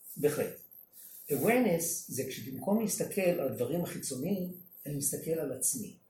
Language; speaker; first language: Hebrew; native; Hebrew